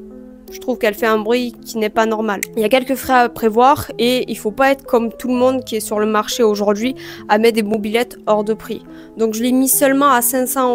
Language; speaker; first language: French; native; French